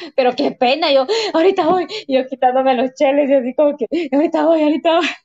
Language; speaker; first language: Spanish; native; Spanish